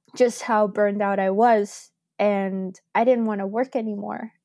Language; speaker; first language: English; early bilingual, other home language; Spanish